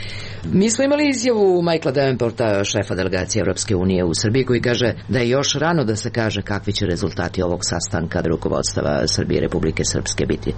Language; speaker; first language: Serbian; native; Serbian